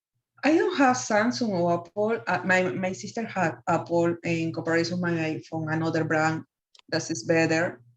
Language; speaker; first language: English; non-native, learner; Spanish